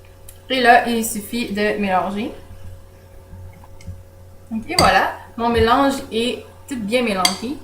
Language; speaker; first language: French; native; French